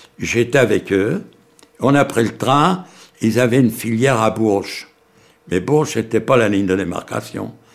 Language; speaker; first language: French; early bilingual, other home language; Yiddish